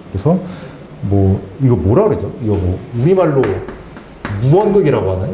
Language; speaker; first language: Korean; native; Korean